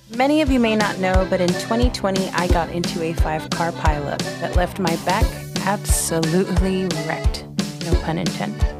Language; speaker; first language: English; native; English